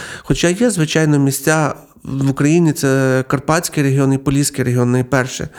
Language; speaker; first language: Ukrainian; native; Ukrainian